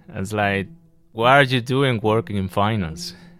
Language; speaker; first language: English; non-native, fluent; Spanish